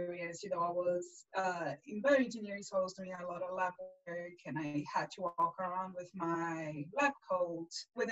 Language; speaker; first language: English; non-native, fluent; Portuguese